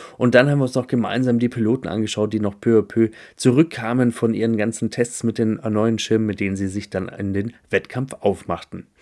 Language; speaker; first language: German; native; German